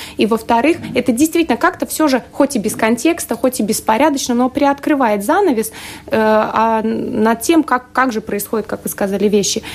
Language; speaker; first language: Russian; native; Russian